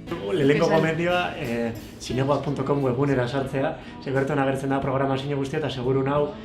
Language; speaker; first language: Basque; native; Basque